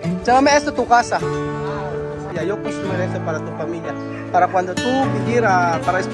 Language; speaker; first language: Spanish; non-native, learner; Filipino